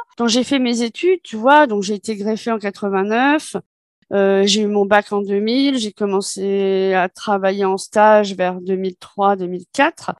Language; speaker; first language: French; native; French